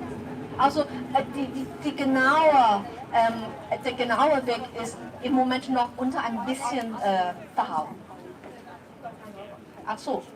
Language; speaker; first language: German; non-native, fluent; Cantonese